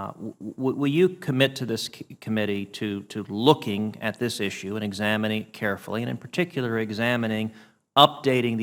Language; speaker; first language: English; native; English